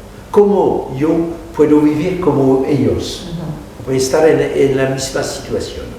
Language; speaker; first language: Spanish; non-native, fluent; French